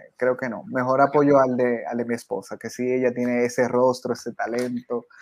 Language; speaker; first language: Spanish; native; Spanish